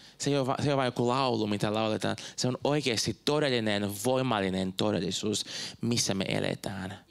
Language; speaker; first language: Finnish; non-native, fluent; Portuguese